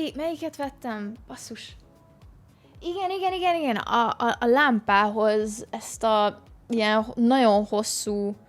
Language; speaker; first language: Hungarian; early bilingual, other home language; English